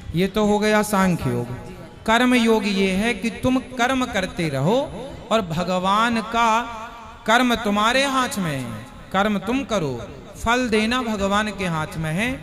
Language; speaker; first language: Hindi; native; Hindi